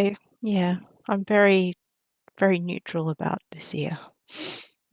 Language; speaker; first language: English; native; English